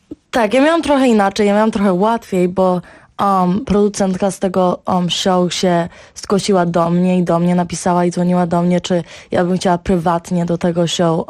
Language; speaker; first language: Polish; early bilingual, heritage; Polish